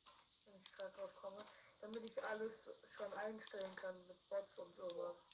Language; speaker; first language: German; native; German